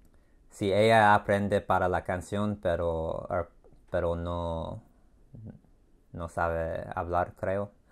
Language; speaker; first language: Spanish; non-native, learner; English